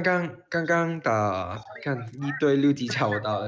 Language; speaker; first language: Chinese; non-native, local second language; Cantonese